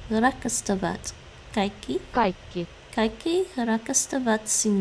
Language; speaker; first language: Finnish; non-native, learner; English